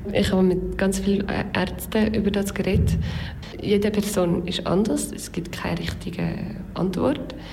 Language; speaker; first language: German; non-native, local second language; French